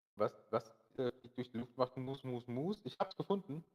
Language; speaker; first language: German; native; German